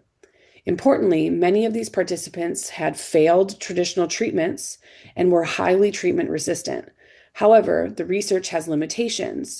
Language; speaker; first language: English; native; English